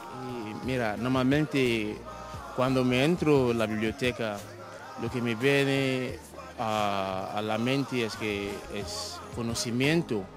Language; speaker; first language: Spanish; non-native, fluent; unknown